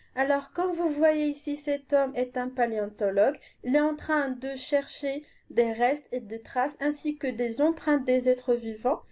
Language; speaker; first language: French; non-native, local second language; Arabic